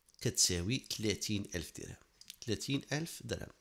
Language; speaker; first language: Arabic; native; Arabic